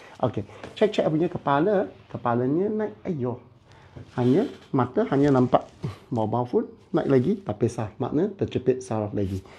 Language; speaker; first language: Malay; non-native, local second language; Chinese